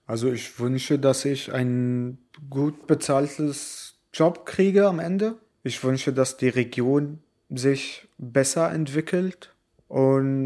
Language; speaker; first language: German; non-native, fluent; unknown